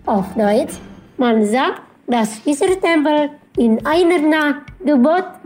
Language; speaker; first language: German; non-native, fluent; Indonesian